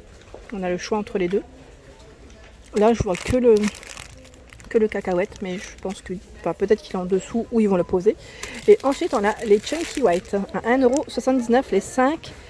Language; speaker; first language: French; native; French